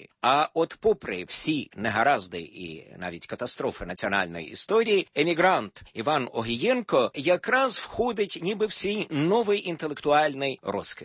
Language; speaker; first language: Ukrainian; native; Ukrainian